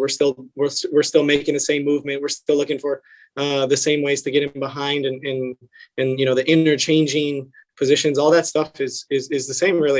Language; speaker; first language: English; early bilingual, other home language; Spanish